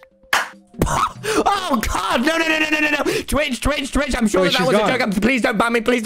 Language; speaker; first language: English; native; English